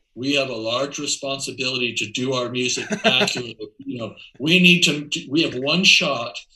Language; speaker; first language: English; native; English